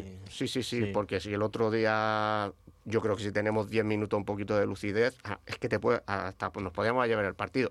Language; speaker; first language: Spanish; native; Spanish